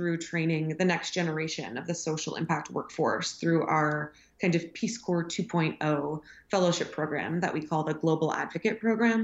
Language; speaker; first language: English; native; English